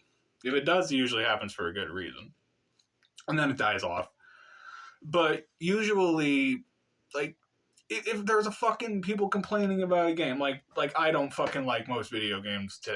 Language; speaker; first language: English; native; English